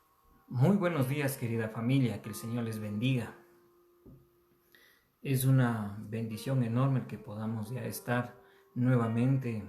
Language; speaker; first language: Spanish; native; Spanish